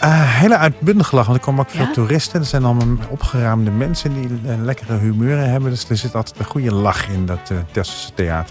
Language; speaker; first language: Dutch; native; Dutch